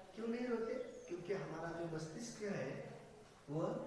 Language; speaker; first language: Hindi; non-native, local second language; Marathi